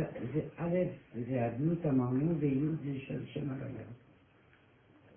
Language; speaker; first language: Hebrew; non-native, learner; French